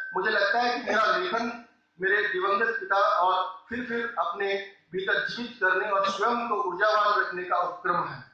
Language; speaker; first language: Hindi; non-native, local second language; Rajasthani